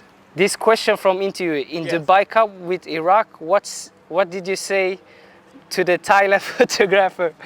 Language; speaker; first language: English; non-native, fluent; Swedish